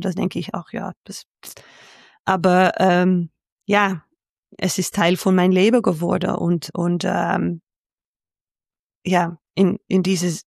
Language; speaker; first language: German; non-native, fluent; Dutch